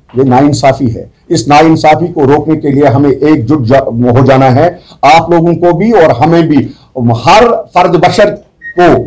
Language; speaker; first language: Urdu; non-native, local second language; Kashmiri